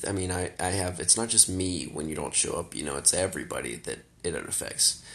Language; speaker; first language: English; native; English